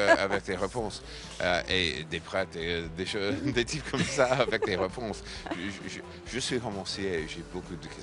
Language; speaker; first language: French; non-native, fluent; English